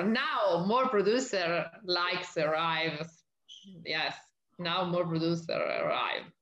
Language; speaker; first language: English; non-native, learner; Italian